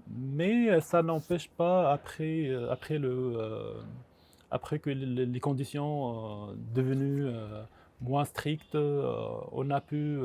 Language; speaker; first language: French; non-native, local second language; Arabic